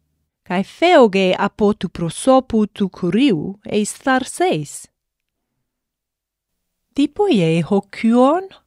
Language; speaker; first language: Greek; non-native, fluent; English